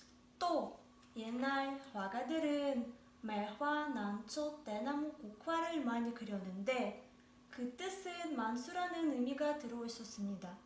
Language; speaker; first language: Korean; non-native, learner; Russian